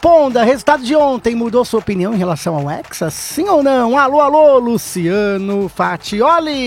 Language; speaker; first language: Portuguese; native; Portuguese